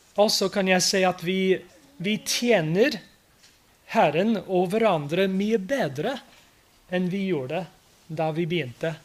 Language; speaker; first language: Norwegian; non-native, fluent; English